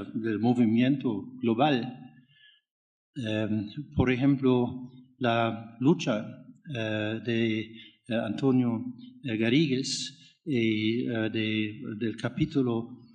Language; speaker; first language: Spanish; non-native, learner; German